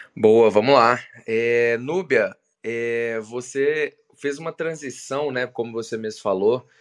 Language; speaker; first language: Portuguese; native; Portuguese